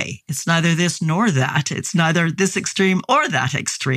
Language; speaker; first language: English; native; English